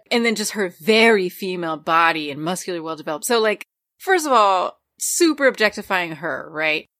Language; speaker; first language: English; native; English